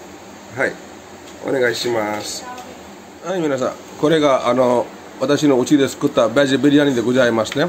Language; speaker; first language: Japanese; non-native, fluent; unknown